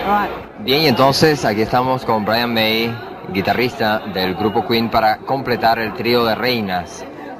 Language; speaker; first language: Spanish; native; Spanish